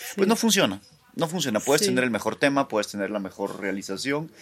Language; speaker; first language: Spanish; native; Spanish